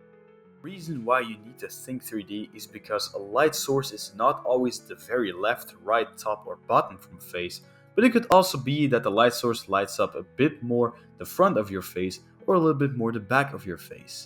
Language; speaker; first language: English; non-native, fluent; Dutch